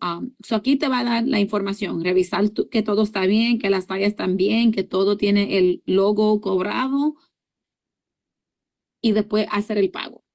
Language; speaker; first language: Spanish; early bilingual, heritage; English